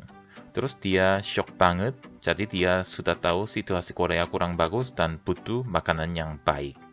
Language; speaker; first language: Indonesian; non-native, fluent; Korean